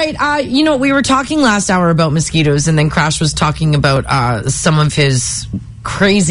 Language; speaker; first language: English; native; English